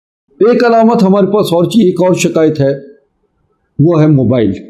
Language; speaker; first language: Urdu; native; Urdu